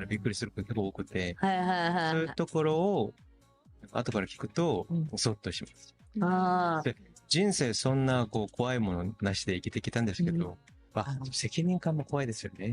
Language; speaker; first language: Japanese; non-native, fluent; Korean